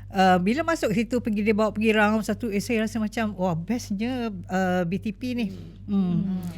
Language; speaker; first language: Malay; native; Malay